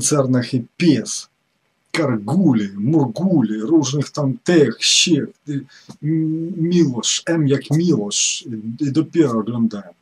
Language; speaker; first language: Polish; non-native, fluent; Ukrainian